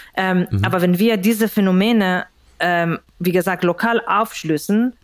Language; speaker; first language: German; non-native, fluent; Spanish